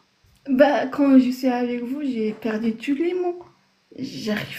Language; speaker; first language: French; non-native, learner; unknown